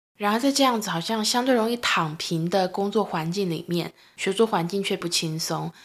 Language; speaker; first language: Chinese; native; Chinese